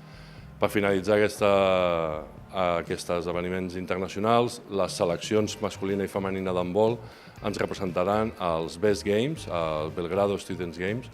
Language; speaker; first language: Catalan; native; Catalan